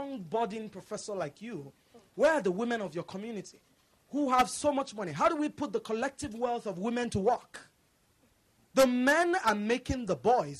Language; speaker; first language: English; non-native, local second language; Yoruba